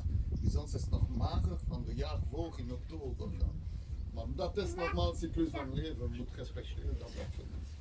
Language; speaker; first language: Dutch; non-native, learner; French